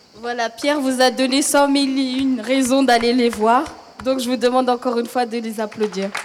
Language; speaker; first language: French; early bilingual, other home language; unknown